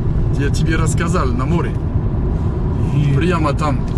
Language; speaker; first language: Russian; non-native, learner; French